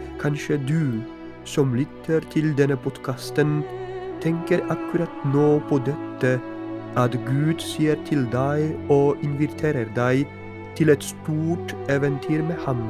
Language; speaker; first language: Norwegian; non-native, fluent; Polish